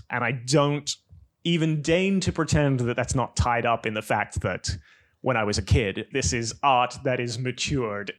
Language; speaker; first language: English; native; English